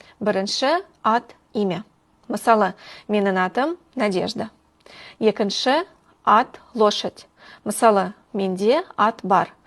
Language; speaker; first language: Kazakh; non-native, local second language; Russian